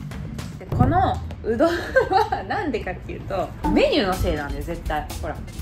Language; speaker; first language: Japanese; native; Japanese